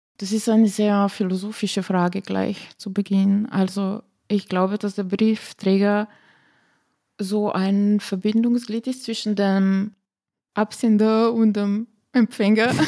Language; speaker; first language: German; non-native, fluent; Slovenian